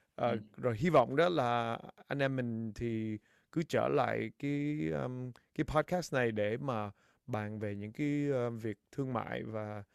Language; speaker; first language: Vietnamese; early bilingual, heritage; Vietnamese